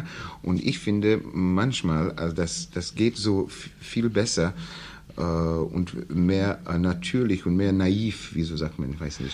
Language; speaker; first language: German; non-native, learner; English